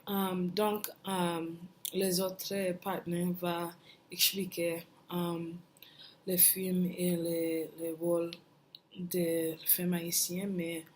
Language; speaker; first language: French; non-native, learner; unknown